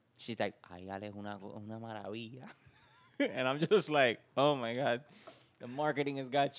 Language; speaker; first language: English; early bilingual, other home language; Spanish